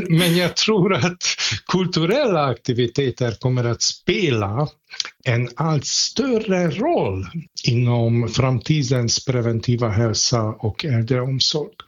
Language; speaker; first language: Swedish; non-native, fluent; Hungarian